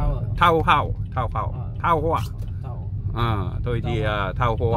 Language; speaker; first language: Vietnamese; non-native, learner; Korean